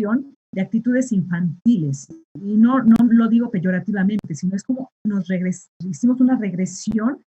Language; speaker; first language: Spanish; native; Spanish